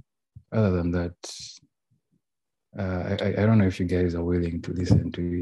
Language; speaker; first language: English; non-native, local second language; Ganda